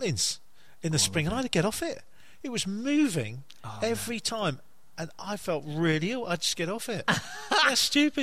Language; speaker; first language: English; native; English